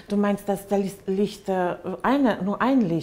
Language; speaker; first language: German; non-native, fluent; Russian